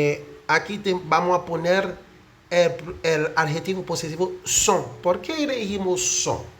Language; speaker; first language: Spanish; non-native, fluent; Haitian Creole